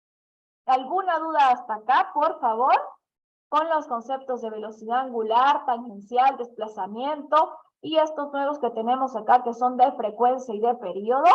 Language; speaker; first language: Spanish; native; Spanish